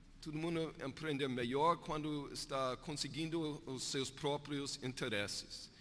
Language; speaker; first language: Portuguese; non-native, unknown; English